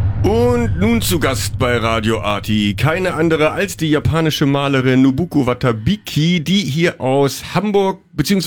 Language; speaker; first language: German; native; German